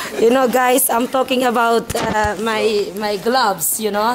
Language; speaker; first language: English; non-native, local second language; Filipino